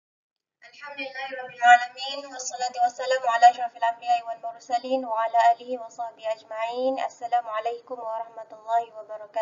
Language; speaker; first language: Arabic; non-native, learner; Malay